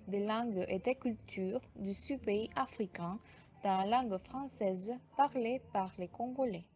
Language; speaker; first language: French; non-native, learner; Spanish